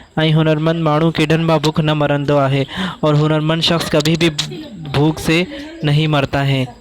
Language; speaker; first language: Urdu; non-native, local second language; Sindhi